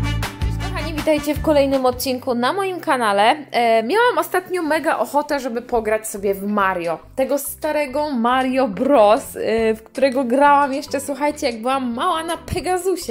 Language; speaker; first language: Polish; native; Polish